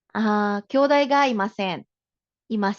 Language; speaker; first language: Japanese; non-native, fluent; Filipino